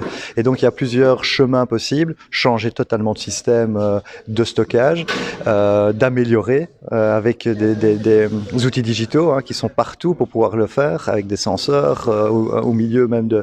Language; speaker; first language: French; native; French